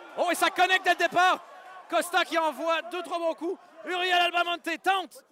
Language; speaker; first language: French; native; French